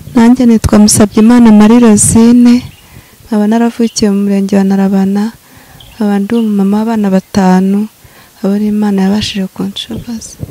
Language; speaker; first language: Kinyarwanda; native; Kinyarwanda